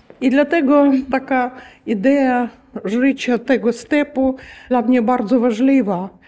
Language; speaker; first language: Polish; non-native, learner; Ukrainian